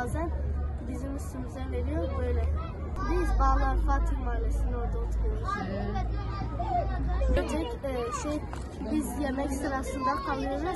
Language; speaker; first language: Turkish; non-native, local second language; Kurdish